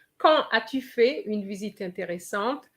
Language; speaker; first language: French; non-native, fluent; English